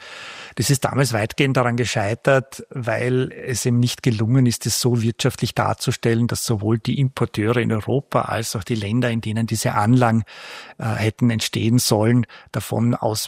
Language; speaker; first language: German; native; German